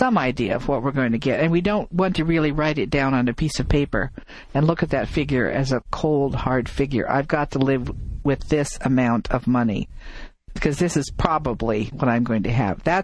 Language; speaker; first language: English; native; English